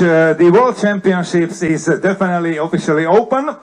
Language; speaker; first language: English; non-native, fluent; Slovak